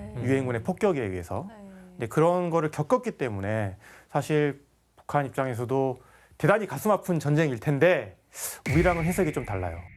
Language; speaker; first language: Korean; native; Korean